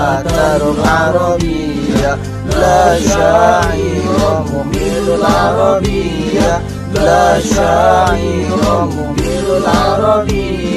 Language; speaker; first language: Arabic; non-native, learner; Indonesian